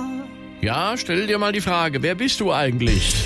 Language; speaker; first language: German; native; German